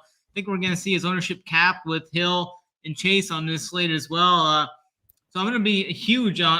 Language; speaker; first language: English; native; English